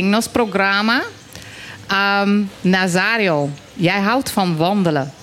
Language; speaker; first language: Dutch; native; Dutch